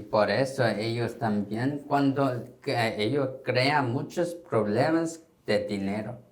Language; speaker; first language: Spanish; non-native, learner; Korean